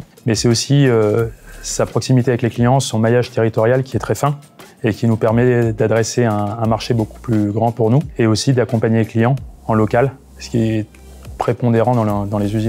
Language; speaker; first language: French; native; French